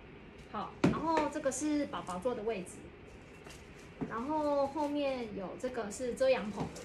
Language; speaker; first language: Chinese; native; Chinese